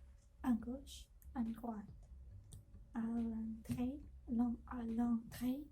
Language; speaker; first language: French; non-native, learner; Russian